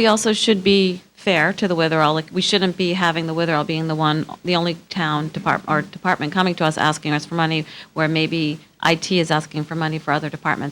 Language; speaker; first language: English; native; English